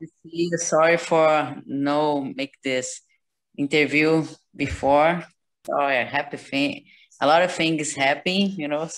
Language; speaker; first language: English; non-native, learner; Portuguese